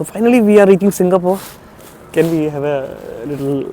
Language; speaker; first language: English; non-native, local second language; Hindi